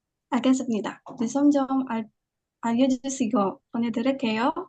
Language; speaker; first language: Korean; non-native, learner; Indonesian